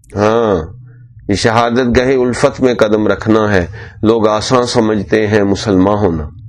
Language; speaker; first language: Urdu; native; Urdu